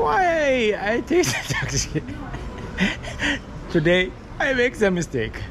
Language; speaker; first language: English; non-native, learner; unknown